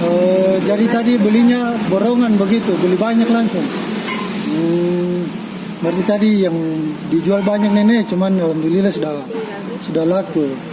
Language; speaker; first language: Malay; native; Malay